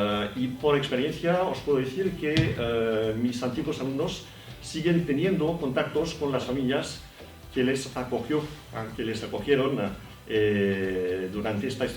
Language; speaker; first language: Spanish; non-native, fluent; French